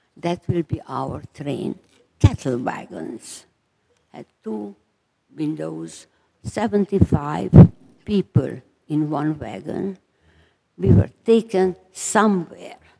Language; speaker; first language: English; non-native, fluent; Hungarian